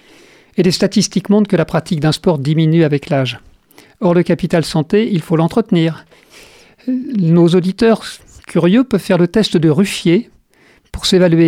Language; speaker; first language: French; native; French